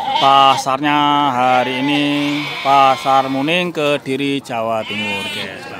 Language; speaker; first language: Indonesian; non-native, local second language; Javanese